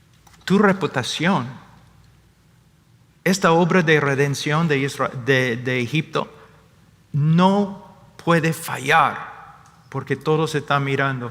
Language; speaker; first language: Spanish; non-native, fluent; English